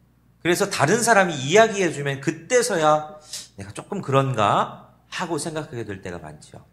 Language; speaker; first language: Korean; native; Korean